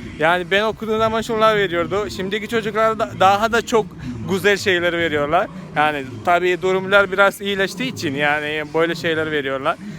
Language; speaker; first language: Turkish; non-native, fluent; Malayalam